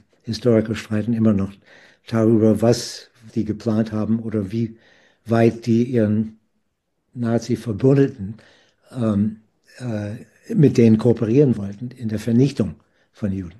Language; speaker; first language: German; non-native, fluent; English